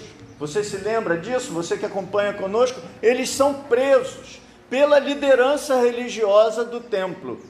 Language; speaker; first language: Portuguese; native; Portuguese